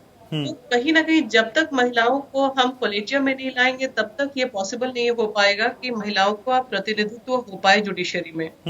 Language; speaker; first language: Hindi; native; Hindi